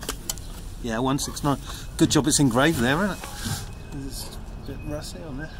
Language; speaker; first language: English; native; English